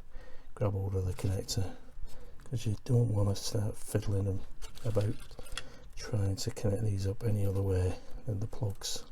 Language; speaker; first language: English; native; English